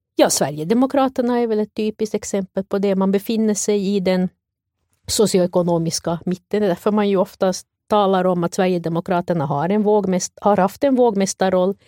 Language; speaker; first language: Swedish; native; Swedish